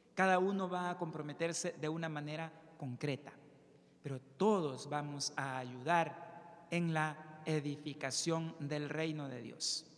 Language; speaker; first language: Spanish; native; Spanish